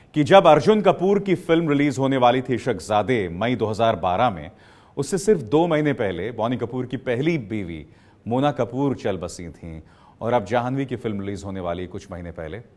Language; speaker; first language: Hindi; native; Hindi